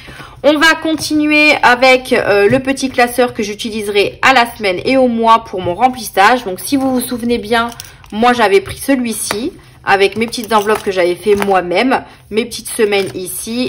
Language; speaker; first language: French; native; French